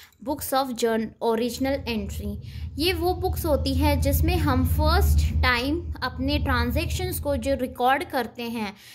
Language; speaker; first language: Hindi; native; Hindi